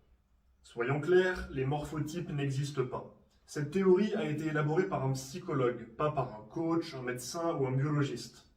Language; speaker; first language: French; native; French